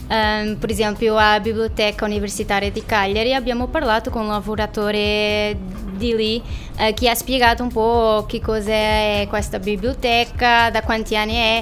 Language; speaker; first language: Italian; non-native, learner; Portuguese